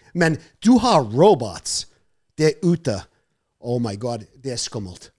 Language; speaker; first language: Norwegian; non-native, fluent; English